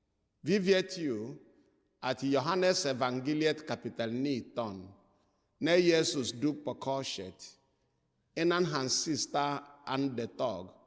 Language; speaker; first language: Swedish; non-native, fluent; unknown